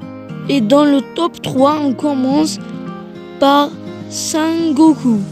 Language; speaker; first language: French; non-native, learner; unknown